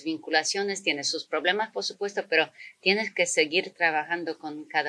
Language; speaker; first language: Spanish; non-native, fluent; Polish